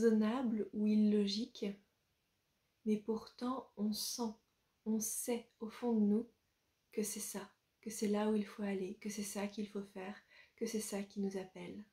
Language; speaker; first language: French; native; French